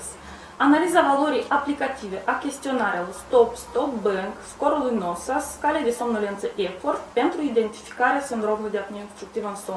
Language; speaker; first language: Romanian; native; Romanian